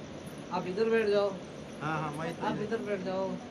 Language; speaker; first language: Hindi; non-native, local second language; Nepali